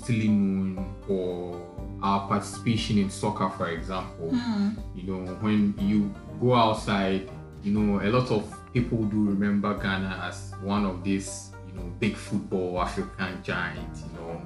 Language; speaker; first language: English; non-native, local second language; Akan